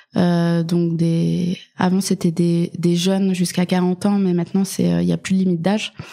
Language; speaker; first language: French; native; French